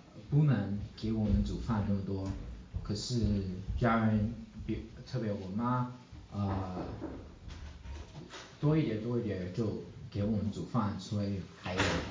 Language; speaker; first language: Chinese; early bilingual, heritage; English